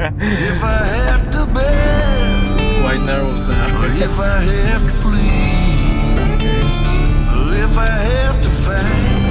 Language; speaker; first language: English; non-native, fluent; Lithuanian